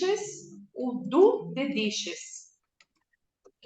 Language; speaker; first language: English; non-native, fluent; Portuguese